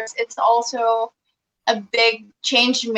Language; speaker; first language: English; non-native, local second language; Filipino